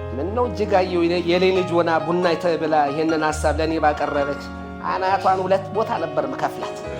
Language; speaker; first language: Amharic; native; Amharic